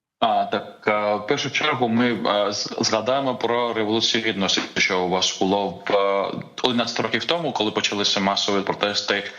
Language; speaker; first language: Ukrainian; non-native, fluent; Georgian